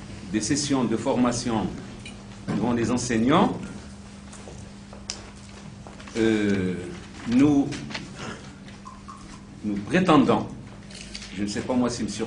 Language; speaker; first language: French; non-native, local second language; Arabic